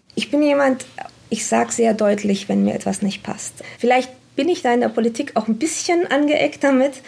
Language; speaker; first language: German; non-native, fluent; Romanian